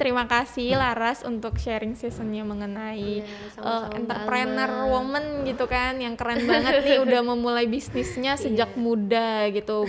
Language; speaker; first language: Indonesian; native; Indonesian